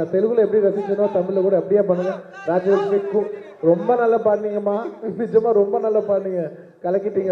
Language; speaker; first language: Tamil; non-native, local second language; Telugu